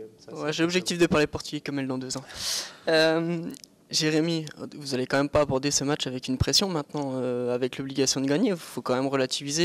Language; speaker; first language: French; native; French